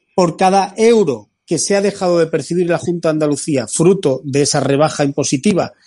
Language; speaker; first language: Spanish; native; Spanish